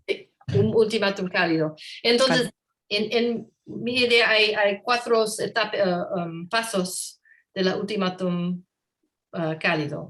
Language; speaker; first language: Spanish; non-native, learner; English